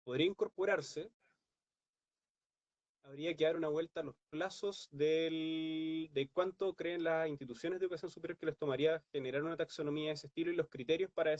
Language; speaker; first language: Spanish; native; Spanish